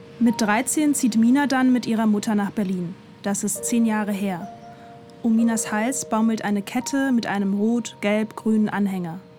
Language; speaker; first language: German; native; German